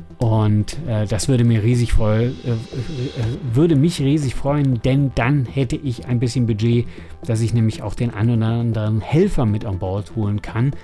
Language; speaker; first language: German; native; German